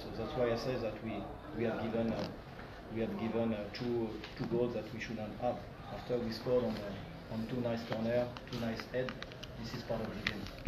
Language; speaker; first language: English; non-native, fluent; French